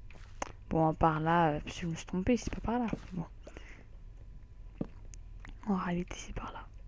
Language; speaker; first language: French; native; French